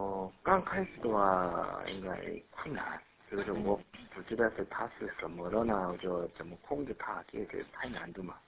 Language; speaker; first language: Chinese; non-native, learner; Korean